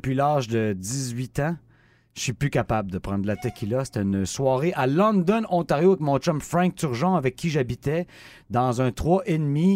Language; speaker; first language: French; native; French